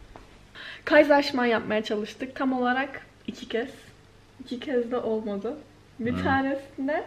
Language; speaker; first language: Turkish; native; Turkish